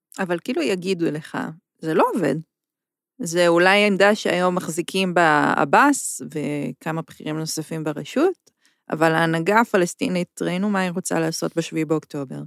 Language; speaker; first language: Hebrew; native; Hebrew